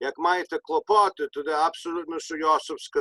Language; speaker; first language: Ukrainian; early bilingual, heritage; Ukrainian